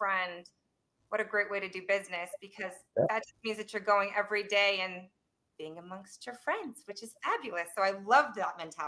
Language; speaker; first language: English; native; English